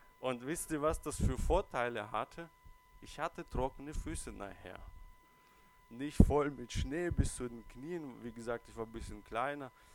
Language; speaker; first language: German; early bilingual, other home language; Russian